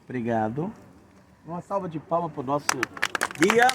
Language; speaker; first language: Portuguese; native; Portuguese